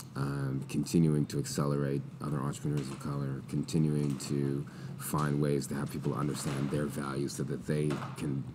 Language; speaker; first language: English; native; English